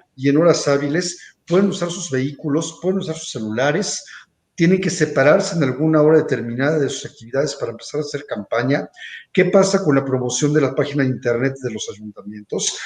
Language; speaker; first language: Spanish; native; Spanish